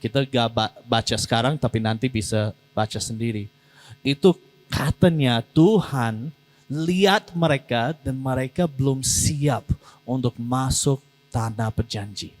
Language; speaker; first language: Indonesian; non-native, learner; English